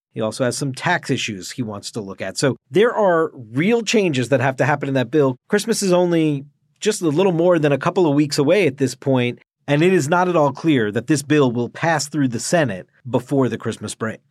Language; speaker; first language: English; native; English